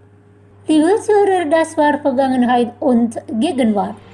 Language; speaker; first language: German; non-native, fluent; Indonesian